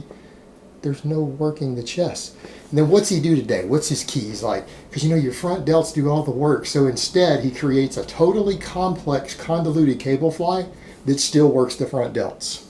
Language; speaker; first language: English; native; English